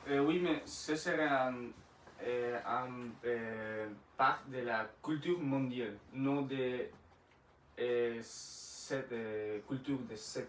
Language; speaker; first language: French; non-native, learner; Spanish